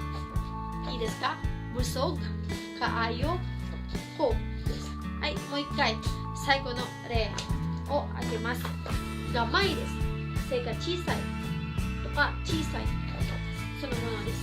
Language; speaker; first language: Japanese; non-native, fluent; Filipino